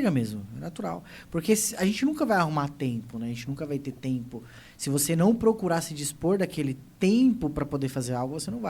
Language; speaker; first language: Portuguese; native; Portuguese